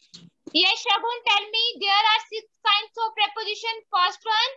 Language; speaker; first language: English; non-native, local second language; Hindi